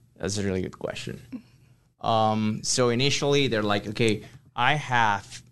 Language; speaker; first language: English; non-native, fluent; Spanish